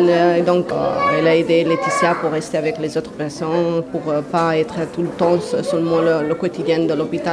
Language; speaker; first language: French; non-native, learner; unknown